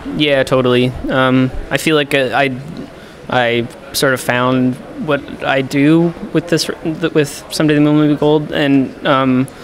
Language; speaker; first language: English; native; English